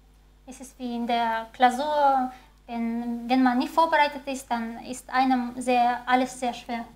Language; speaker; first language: German; non-native, fluent; Chinese